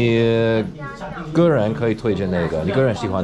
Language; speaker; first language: Chinese; non-native, fluent; English